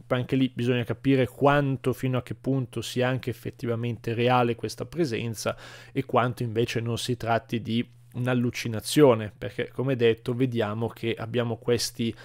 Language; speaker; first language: Italian; native; Italian